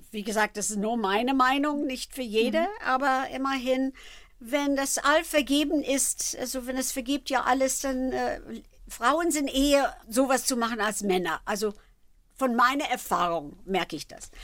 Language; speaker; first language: German; non-native, fluent; English